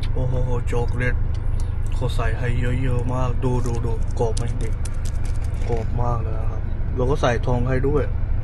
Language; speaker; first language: Thai; non-native, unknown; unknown